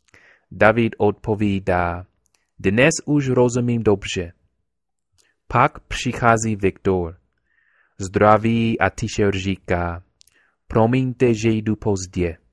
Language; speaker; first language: Czech; non-native, learner; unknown